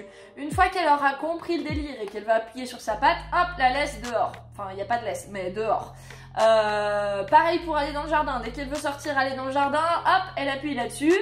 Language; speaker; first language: French; native; French